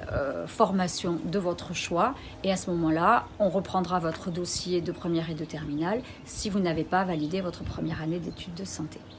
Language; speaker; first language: French; native; French